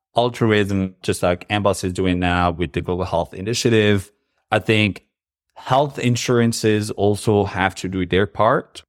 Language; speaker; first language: English; non-native, fluent; Arabic